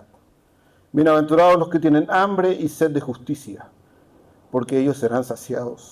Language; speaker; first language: Spanish; native; Spanish